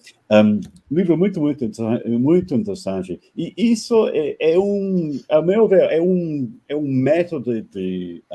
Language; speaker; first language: Portuguese; non-native, fluent; English